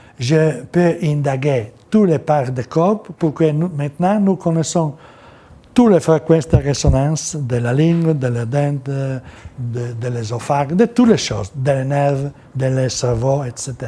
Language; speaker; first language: French; non-native, learner; Italian